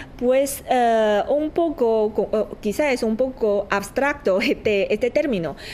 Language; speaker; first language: Spanish; non-native, fluent; Chinese